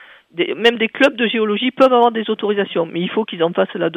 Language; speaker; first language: French; native; French